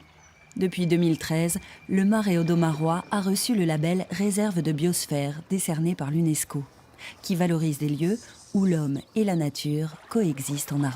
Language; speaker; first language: French; native; French